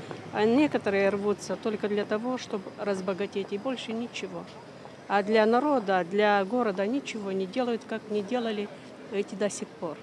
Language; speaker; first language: Russian; non-native, local second language; Romanian